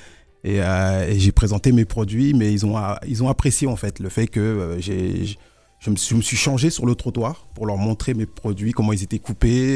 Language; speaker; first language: French; early bilingual, other home language; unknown